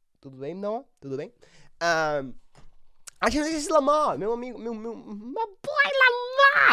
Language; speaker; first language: Portuguese; non-native, learner; English